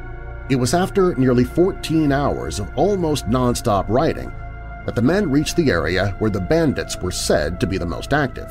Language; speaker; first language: English; native; English